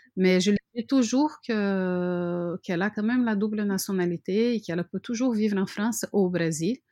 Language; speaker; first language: French; non-native, fluent; Portuguese